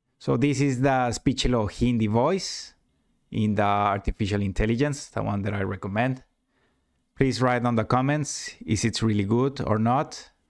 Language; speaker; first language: English; non-native, fluent; Spanish